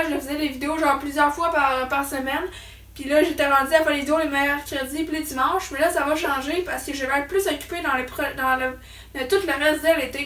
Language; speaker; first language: French; native; French